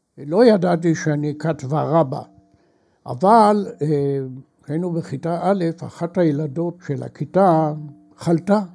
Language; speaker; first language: Hebrew; native; Hebrew